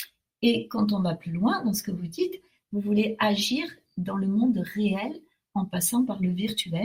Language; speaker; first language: French; native; French